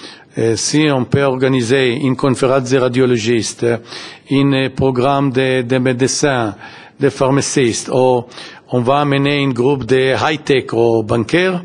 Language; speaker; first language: French; non-native, fluent; Hebrew